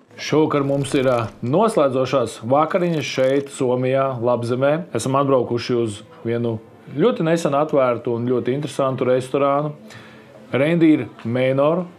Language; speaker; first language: Latvian; native; Latvian